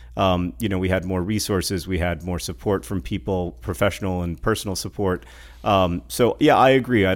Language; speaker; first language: English; native; English